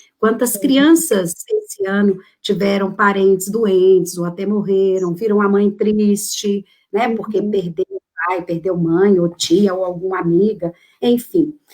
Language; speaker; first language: Portuguese; native; Portuguese